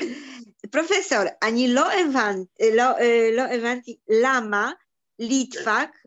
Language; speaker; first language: Hebrew; non-native, learner; Polish